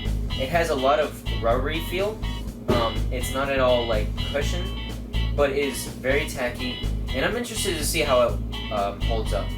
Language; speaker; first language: English; native; English